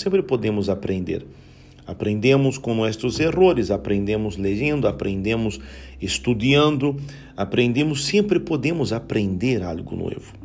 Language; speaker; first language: Portuguese; non-native, learner; Spanish